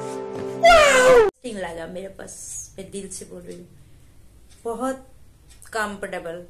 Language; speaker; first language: Hindi; non-native, local second language; Bangla